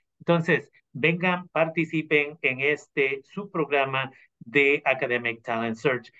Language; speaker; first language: Spanish; native; Spanish